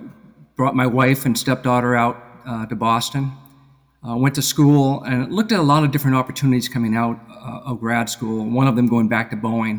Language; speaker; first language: English; native; English